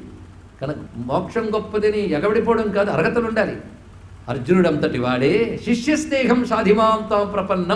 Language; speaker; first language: Telugu; native; Telugu